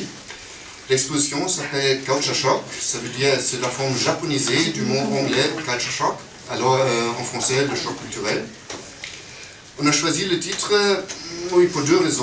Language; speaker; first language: French; non-native, fluent; German